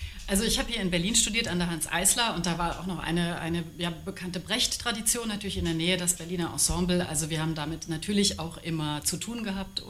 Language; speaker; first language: German; native; German